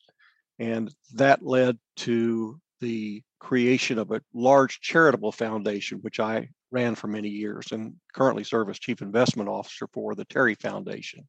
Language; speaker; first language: English; native; English